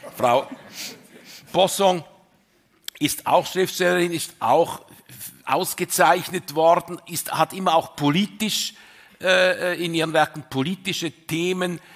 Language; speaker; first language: German; native; German